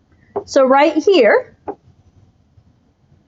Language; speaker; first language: English; native; English